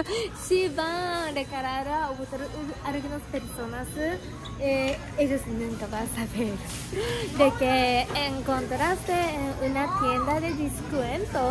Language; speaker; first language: Spanish; non-native, learner; Japanese